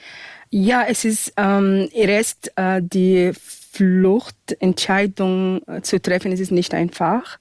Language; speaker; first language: German; non-native, fluent; Arabic